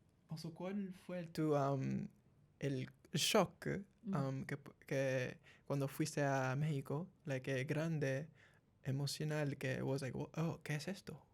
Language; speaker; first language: Spanish; early bilingual, heritage; English